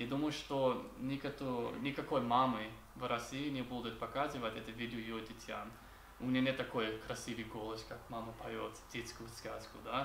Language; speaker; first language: Russian; non-native, learner; English